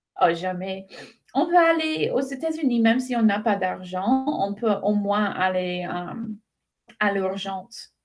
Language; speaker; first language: French; non-native, fluent; English